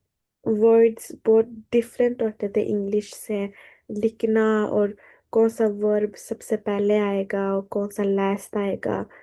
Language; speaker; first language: Hindi; early bilingual, heritage; Hindi